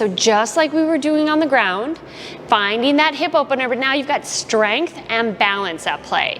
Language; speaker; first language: English; native; English